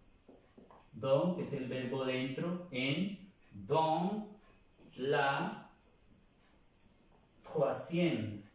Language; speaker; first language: French; non-native, fluent; Spanish